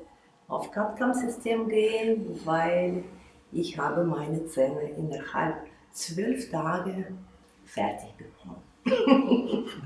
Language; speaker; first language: German; non-native, fluent; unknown